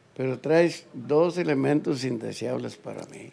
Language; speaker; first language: Spanish; native; Spanish